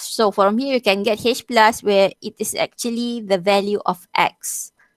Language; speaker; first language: English; non-native, local second language; Malay